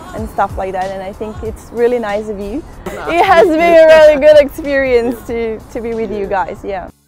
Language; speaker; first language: English; non-native, fluent; Portuguese